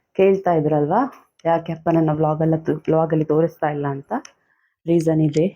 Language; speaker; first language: Kannada; non-native, local second language; Tulu